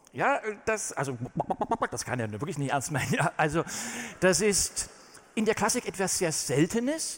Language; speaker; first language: German; native; German